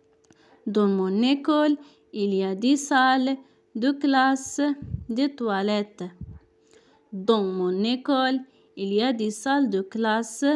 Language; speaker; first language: French; non-native, local second language; Arabic